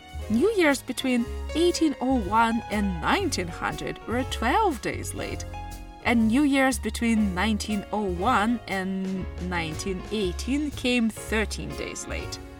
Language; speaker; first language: English; non-native, fluent; Russian